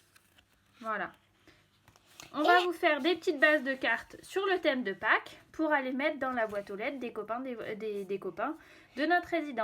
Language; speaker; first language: French; native; French